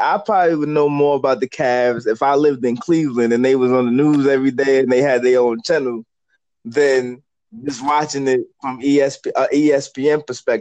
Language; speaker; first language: English; native; English